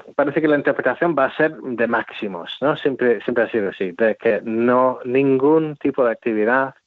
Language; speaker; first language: Spanish; non-native, fluent; English